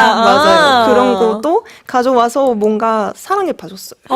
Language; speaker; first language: Korean; non-native, fluent; French